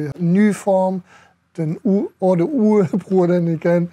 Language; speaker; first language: Danish; non-native, learner; German